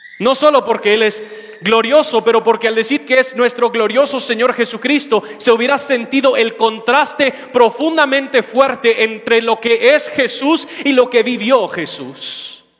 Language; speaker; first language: Spanish; non-native, fluent; English